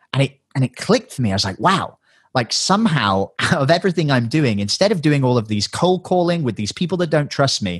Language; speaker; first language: English; native; English